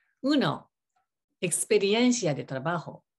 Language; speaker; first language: Spanish; non-native, learner; Japanese